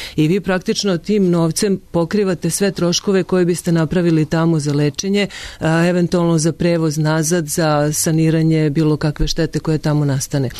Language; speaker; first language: Serbian; native; Serbian